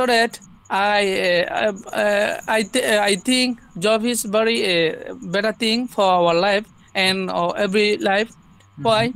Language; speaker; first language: English; non-native, learner; Bangla